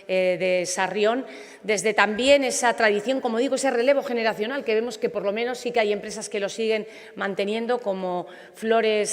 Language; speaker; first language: Spanish; native; Spanish